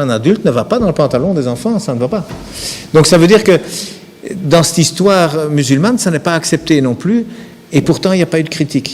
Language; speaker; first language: French; native; French